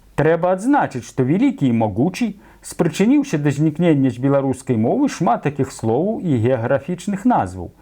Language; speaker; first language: Belarusian; native; Belarusian